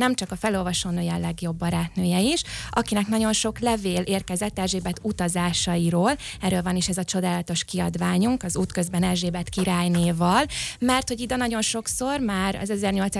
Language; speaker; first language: Hungarian; native; Hungarian